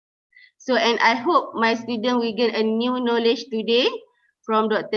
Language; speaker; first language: English; non-native, local second language; Malay